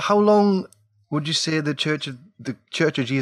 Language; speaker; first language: English; native; English